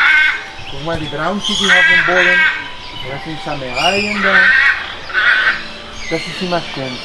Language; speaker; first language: German; non-native, fluent; Spanish